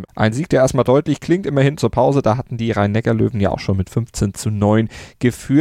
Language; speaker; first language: German; native; German